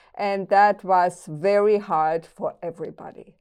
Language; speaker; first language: English; non-native, fluent; German